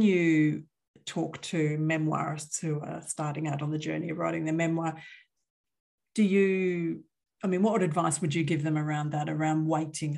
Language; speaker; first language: English; native; English